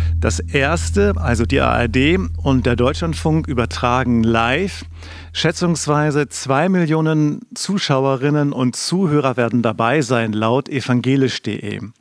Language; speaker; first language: German; native; German